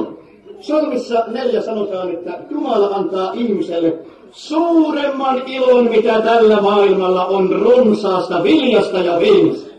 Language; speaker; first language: Finnish; native; Finnish